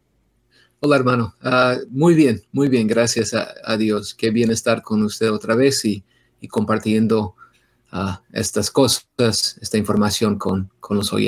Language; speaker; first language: Spanish; non-native, fluent; English